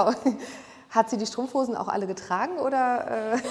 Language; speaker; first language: German; native; German